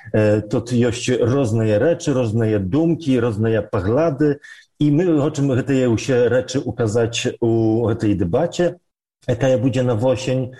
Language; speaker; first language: Polish; non-native, local second language; Belarusian